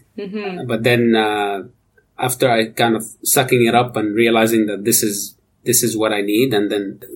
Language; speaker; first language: English; non-native, fluent; Arabic